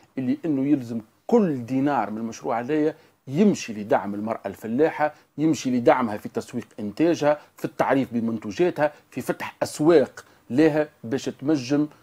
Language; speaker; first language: Arabic; native; Arabic